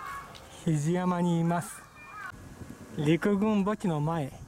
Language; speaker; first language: Japanese; native; Japanese